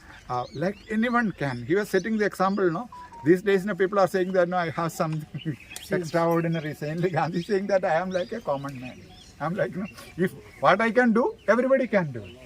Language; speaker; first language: English; non-native, local second language; Malayalam